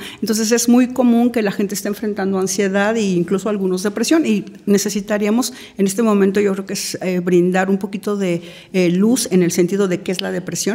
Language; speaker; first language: Spanish; native; Spanish